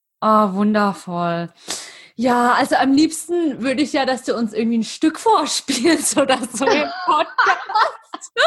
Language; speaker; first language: German; native; German